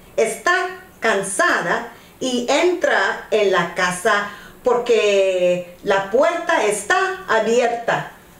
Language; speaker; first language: Spanish; non-native, learner; English